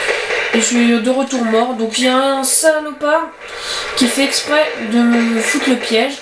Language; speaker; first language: French; native; French